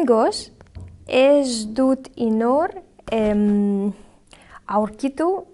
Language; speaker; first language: Basque; non-native, learner; Belarusian